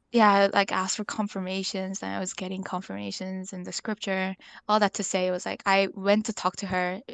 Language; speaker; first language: English; early bilingual, other home language; Korean